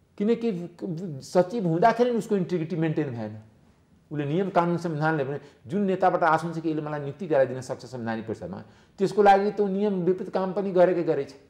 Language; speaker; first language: Nepali; native; Nepali